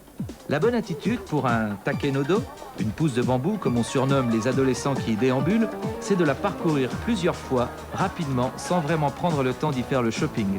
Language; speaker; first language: French; native; French